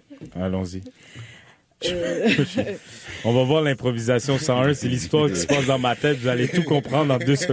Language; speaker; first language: French; native; French